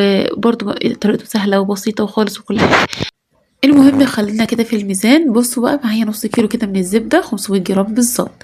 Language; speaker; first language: Arabic; native; Arabic